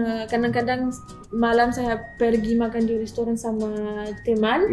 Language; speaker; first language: Indonesian; non-native, learner; French